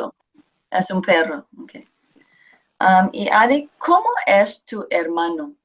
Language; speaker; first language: Spanish; non-native, fluent; English